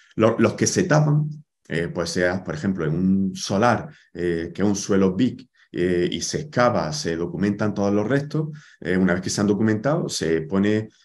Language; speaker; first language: Spanish; native; Spanish